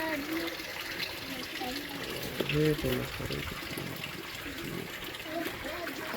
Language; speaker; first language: French; native; French